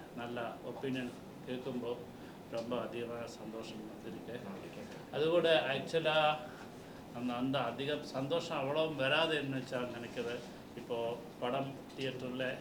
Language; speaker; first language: Tamil; non-native, learner; Malayalam